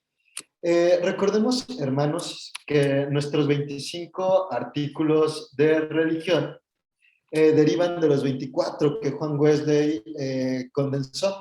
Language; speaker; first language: Spanish; native; Spanish